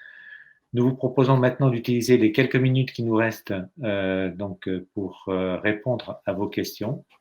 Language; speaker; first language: French; native; French